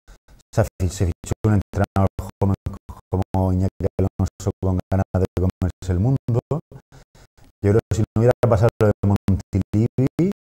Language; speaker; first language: Spanish; native; Spanish